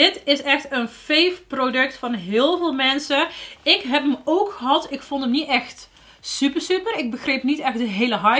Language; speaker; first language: Dutch; native; Dutch